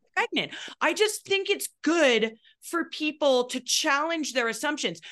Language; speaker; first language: English; native; English